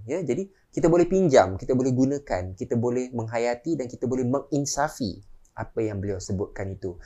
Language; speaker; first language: Malay; native; Malay